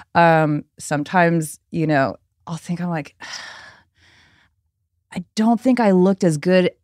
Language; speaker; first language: English; early bilingual, other home language; Filipino